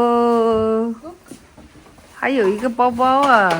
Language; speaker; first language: Chinese; early bilingual, heritage; English